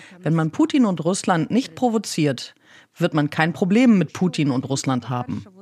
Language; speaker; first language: German; non-native, fluent; Ukrainian